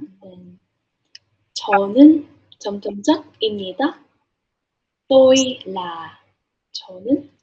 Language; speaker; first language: Korean; non-native, learner; Vietnamese